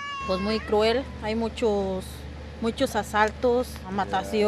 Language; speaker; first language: Spanish; native; Spanish